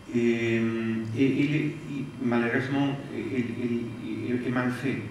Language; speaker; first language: French; non-native, fluent; Spanish